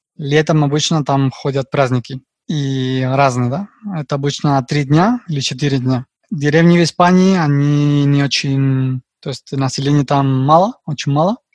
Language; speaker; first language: Russian; non-native, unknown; Spanish